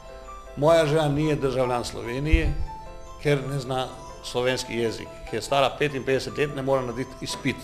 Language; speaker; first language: Slovenian; non-native, learner; Croatian